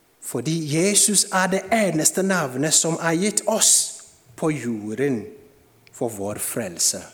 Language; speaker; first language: Norwegian; non-native, fluent; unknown